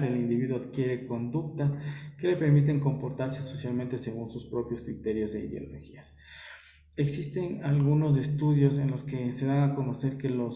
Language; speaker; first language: Spanish; native; Spanish